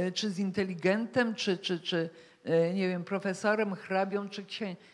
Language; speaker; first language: Polish; native; Polish